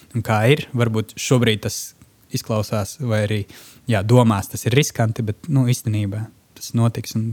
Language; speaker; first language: Latvian; non-native, local second language; Russian